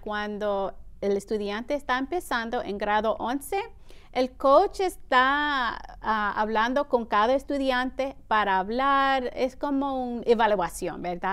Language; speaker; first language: Spanish; early bilingual, heritage; Spanish